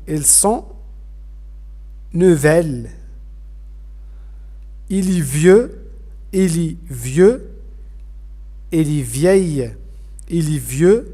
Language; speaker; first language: French; non-native, fluent; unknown